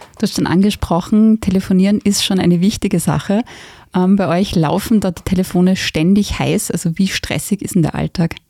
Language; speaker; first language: German; native; German